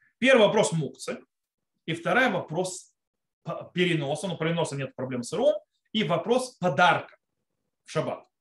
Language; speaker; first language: Russian; early bilingual, heritage; Russian